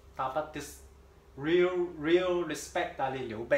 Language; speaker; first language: Indonesian; non-native, learner; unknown